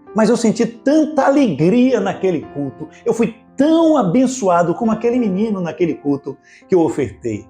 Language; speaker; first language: Portuguese; native; Portuguese